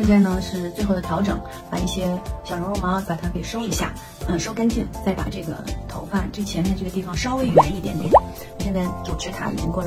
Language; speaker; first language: Chinese; native; Chinese